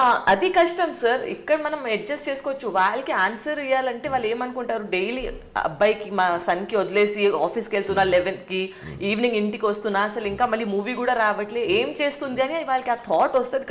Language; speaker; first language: Telugu; non-native, local second language; Hindi